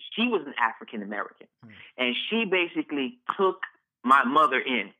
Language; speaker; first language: English; native; English